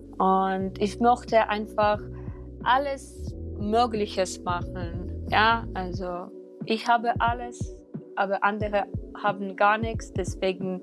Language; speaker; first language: German; non-native, fluent; Ukrainian